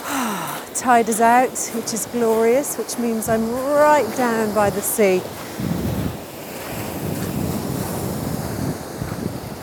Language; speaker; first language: English; native; English